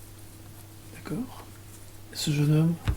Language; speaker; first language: French; native; French